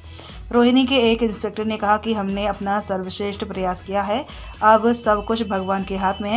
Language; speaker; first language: Hindi; native; Hindi